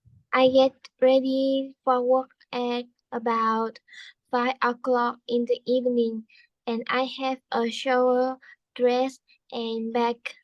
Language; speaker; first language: English; non-native, learner; Vietnamese